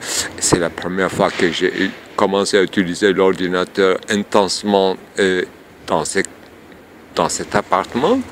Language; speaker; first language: French; non-native, fluent; Turkish